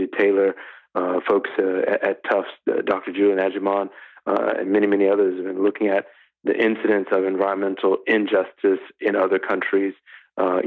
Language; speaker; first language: English; native; English